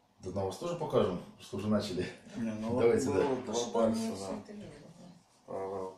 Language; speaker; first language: Russian; native; Russian